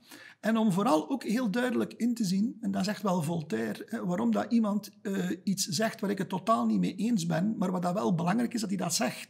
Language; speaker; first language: Dutch; native; Dutch